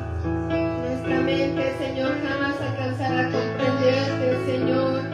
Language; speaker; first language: Spanish; native; Spanish